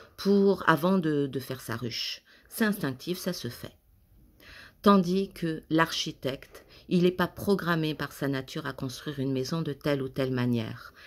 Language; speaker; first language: French; native; French